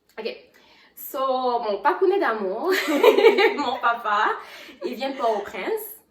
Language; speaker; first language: French; non-native, local second language; Haitian Creole